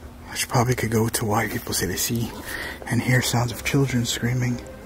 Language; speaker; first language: English; native; English